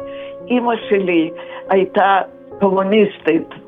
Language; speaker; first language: Hebrew; non-native, fluent; Russian